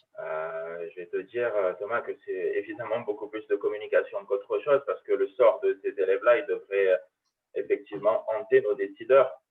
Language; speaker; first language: French; early bilingual, other home language; Arabic